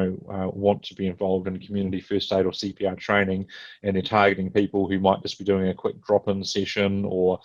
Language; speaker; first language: English; native; English